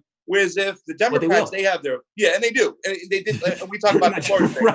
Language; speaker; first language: English; native; English